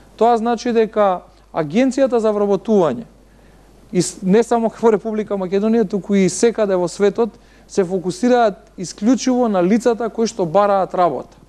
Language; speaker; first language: Macedonian; native; Macedonian